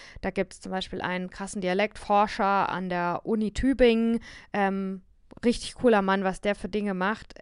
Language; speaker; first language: German; native; German